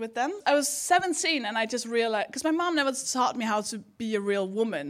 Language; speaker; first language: English; non-native, fluent; Danish